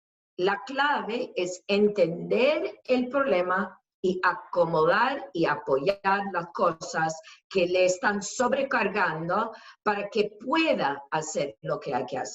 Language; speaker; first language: Spanish; non-native, fluent; English